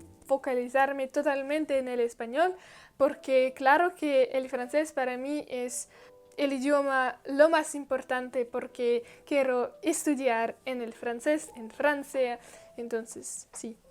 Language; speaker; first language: Spanish; non-native, learner; Russian